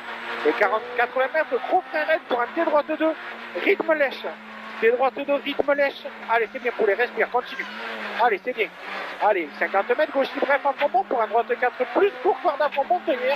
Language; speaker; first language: French; native; French